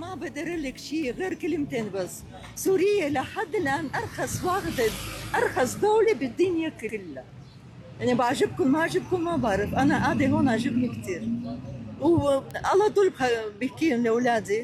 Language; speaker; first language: Arabic; non-native, learner; Russian